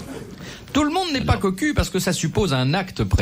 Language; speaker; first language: French; native; French